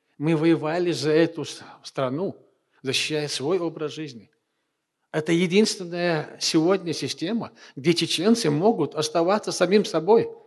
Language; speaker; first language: Russian; non-native, local second language; Chechen